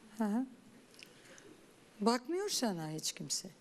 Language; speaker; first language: Turkish; non-native, learner; Armenian